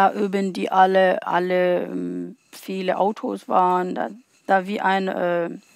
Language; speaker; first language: German; non-native, learner; Arabic